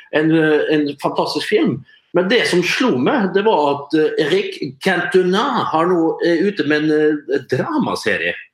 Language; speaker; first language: Norwegian; native; Norwegian